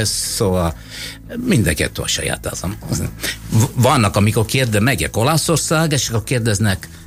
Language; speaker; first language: Hungarian; non-native, fluent; Italian